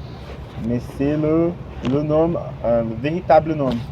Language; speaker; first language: French; non-native, fluent; Portuguese